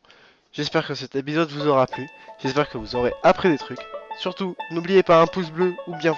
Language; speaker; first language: French; native; French